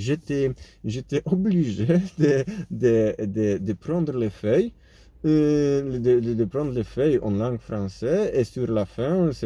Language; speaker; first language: French; non-native, fluent; Polish